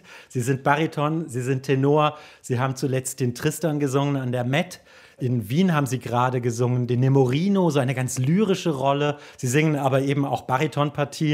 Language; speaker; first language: German; native; German